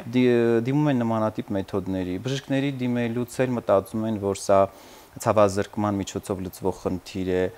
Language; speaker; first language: Armenian; native; Armenian